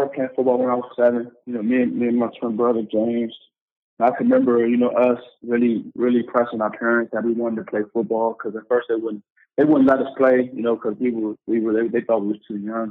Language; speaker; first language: English; native; English